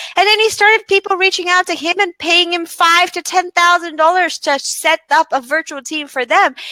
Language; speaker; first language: English; non-native, fluent; Bulgarian